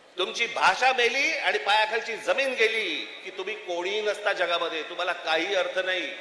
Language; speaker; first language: Marathi; native; Marathi